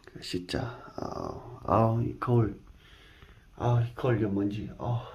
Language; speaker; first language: Korean; native; Korean